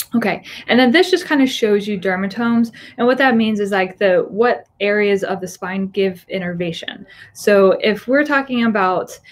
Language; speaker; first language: English; native; English